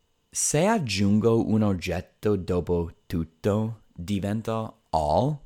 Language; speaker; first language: Italian; non-native, fluent; English